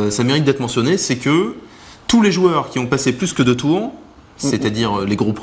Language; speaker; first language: French; native; French